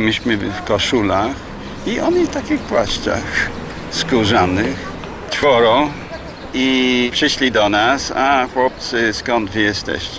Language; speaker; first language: Polish; non-native, fluent; English